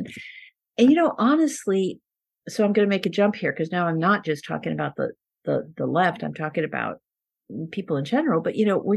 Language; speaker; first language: English; non-native, fluent; Spanish